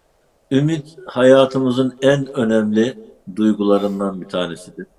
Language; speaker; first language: Turkish; native; Turkish